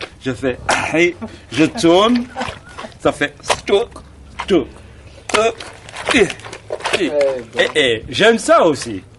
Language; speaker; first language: French; non-native, learner; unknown